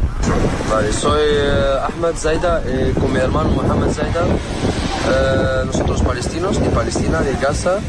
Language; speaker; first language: Spanish; non-native, learner; Arabic